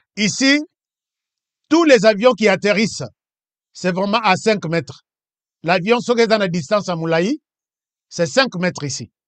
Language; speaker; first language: French; non-native, local second language; Lingala